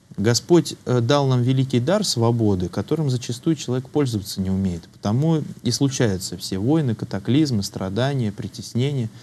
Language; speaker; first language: Russian; native; Russian